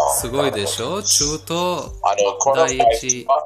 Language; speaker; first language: Japanese; non-native, fluent; Persian